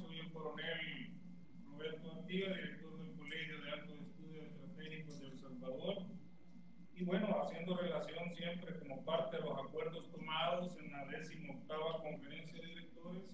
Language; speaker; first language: Spanish; native; Spanish